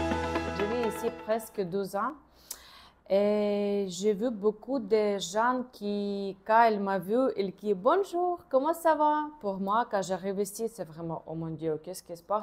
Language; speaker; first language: French; non-native, learner; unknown